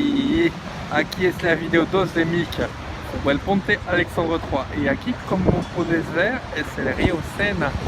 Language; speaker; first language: Spanish; non-native, learner; French